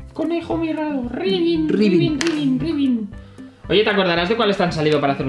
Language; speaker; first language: Spanish; native; Spanish